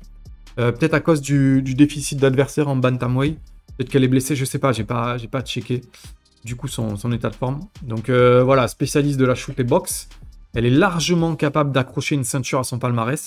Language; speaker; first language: French; native; French